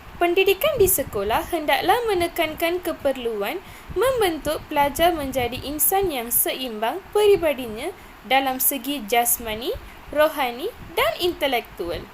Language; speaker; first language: Malay; non-native, local second language; Tamil